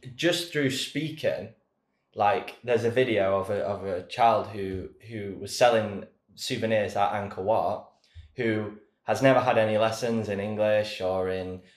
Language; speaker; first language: English; native; English